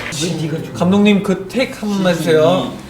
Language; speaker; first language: Korean; native; Korean